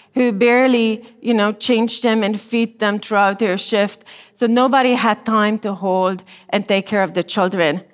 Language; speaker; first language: English; non-native, fluent; Romanian